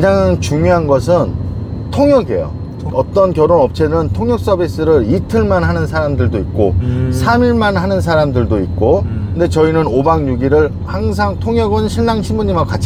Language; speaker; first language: Korean; native; Korean